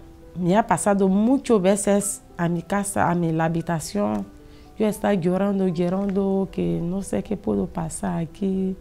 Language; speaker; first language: Spanish; non-native, learner; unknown